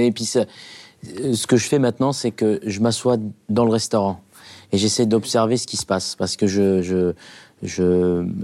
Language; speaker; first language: French; non-native, local second language; Arabic